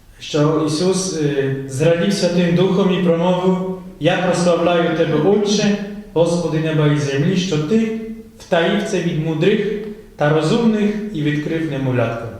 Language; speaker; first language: Ukrainian; non-native, fluent; Polish